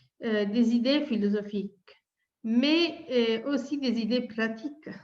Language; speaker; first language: French; non-native, fluent; Italian